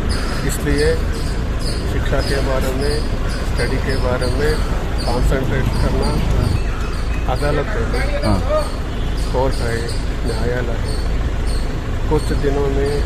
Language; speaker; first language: Hindi; non-native, local second language; Kannada